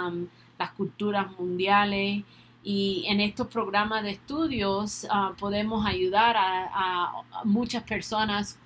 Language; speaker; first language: Spanish; early bilingual, other home language; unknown